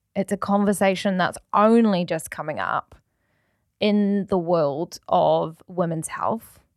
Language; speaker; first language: English; native; English